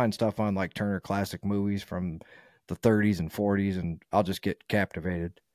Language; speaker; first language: English; native; English